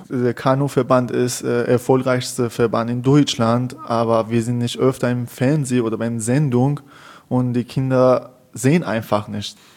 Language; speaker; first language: German; non-native, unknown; Persian